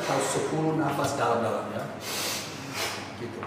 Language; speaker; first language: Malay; non-native, fluent; English